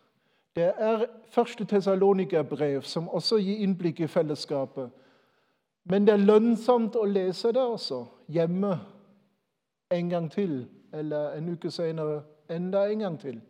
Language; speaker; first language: Norwegian; non-native, fluent; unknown